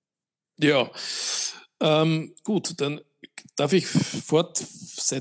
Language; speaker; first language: German; native; German